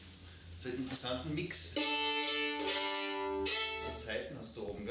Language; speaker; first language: German; native; German